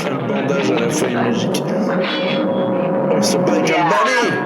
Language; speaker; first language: French; native; French